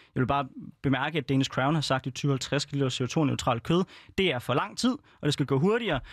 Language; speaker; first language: Danish; native; Danish